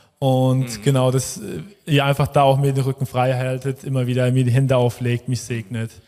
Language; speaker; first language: German; native; German